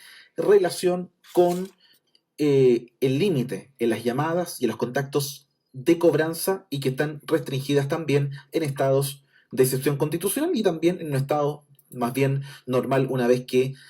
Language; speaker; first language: Spanish; native; Spanish